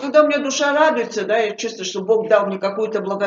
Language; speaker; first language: Russian; native; Russian